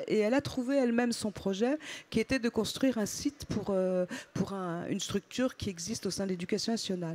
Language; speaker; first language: French; native; French